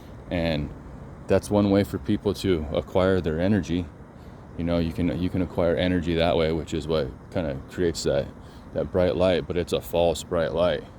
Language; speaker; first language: English; native; English